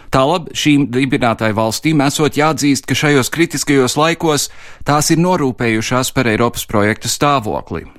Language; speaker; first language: Latvian; early bilingual, heritage; Latvian